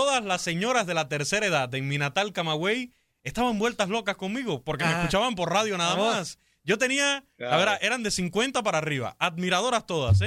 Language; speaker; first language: Spanish; native; Spanish